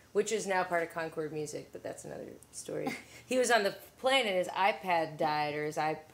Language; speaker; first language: English; native; English